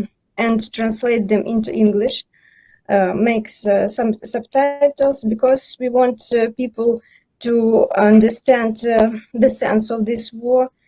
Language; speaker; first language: English; non-native, learner; Ukrainian